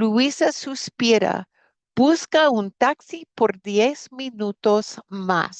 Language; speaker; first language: Spanish; non-native, fluent; English